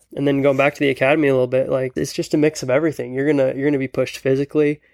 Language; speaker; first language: English; native; English